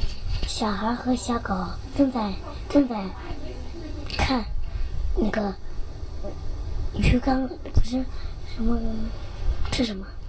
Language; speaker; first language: Chinese; native; Chinese